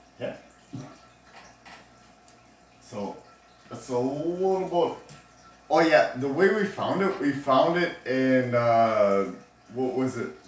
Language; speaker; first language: English; native; English